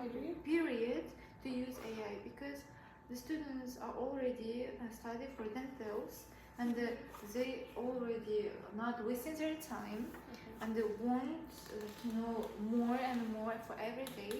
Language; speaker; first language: English; non-native, learner; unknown